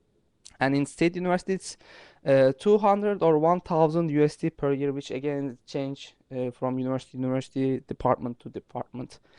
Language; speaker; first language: English; non-native, fluent; Turkish